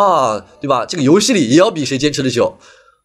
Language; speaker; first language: Chinese; native; Chinese